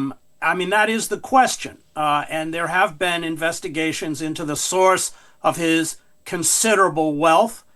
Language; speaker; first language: English; native; English